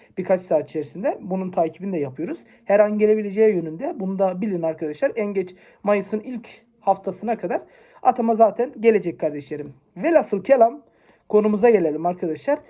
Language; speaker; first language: Turkish; native; Turkish